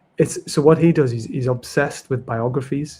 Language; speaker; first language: English; native; English